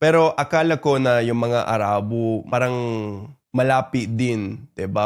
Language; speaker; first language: Filipino; non-native, fluent; English